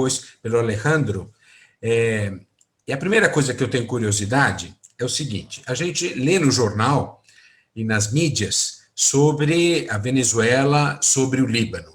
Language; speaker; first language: Portuguese; native; Portuguese